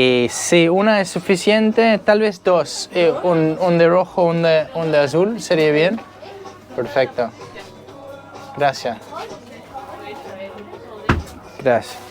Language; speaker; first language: Spanish; non-native, learner; English